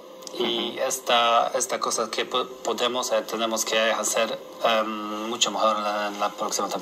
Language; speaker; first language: Spanish; non-native, learner; Polish